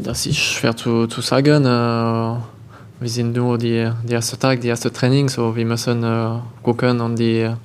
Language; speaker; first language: German; non-native, learner; French